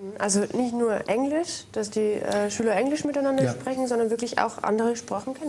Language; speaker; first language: German; native; German